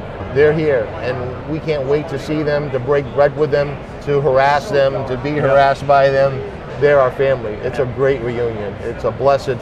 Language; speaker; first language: English; native; English